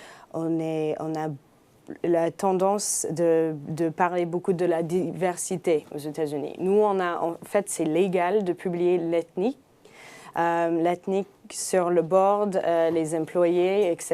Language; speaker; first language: French; non-native, fluent; English